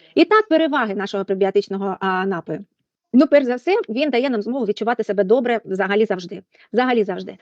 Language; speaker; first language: Ukrainian; non-native, local second language; Russian